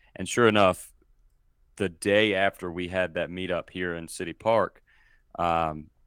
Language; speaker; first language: English; native; English